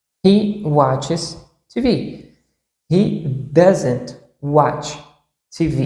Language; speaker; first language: English; non-native, fluent; Portuguese